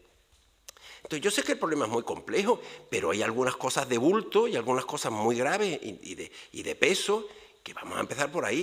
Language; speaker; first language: Spanish; native; Spanish